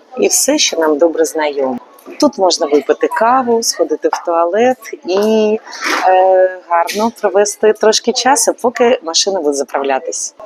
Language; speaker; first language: Ukrainian; native; Ukrainian